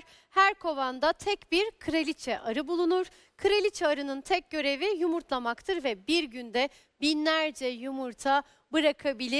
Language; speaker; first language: Turkish; native; Turkish